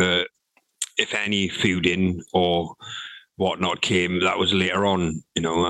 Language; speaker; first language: English; native; English